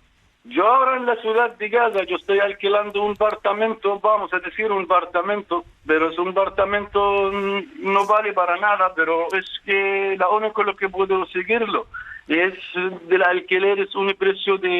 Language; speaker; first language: Spanish; non-native, fluent; Arabic